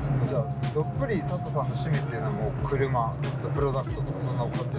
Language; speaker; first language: Japanese; native; Japanese